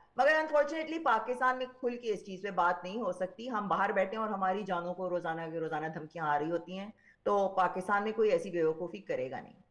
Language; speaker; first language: Urdu; native; Urdu